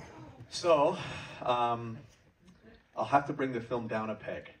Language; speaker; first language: English; native; English